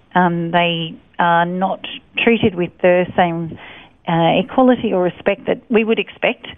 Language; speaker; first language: English; native; English